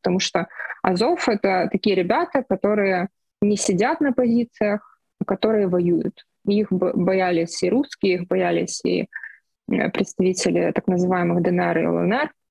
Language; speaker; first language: Russian; non-native, local second language; Ukrainian